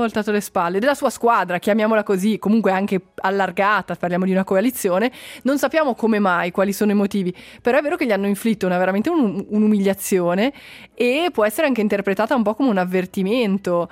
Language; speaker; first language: Italian; native; Italian